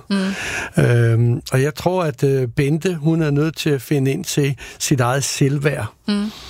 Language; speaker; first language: Danish; non-native, fluent; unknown